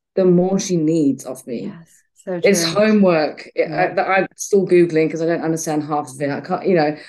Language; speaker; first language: English; native; English